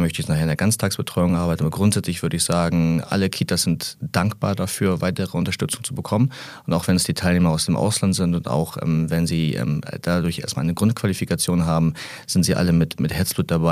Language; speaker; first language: German; native; German